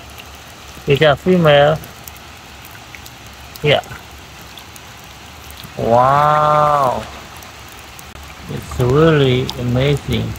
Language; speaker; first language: English; non-native, learner; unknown